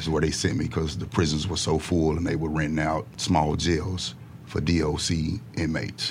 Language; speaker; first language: English; native; English